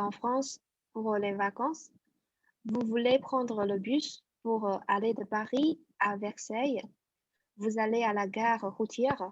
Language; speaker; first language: French; non-native, fluent; Chinese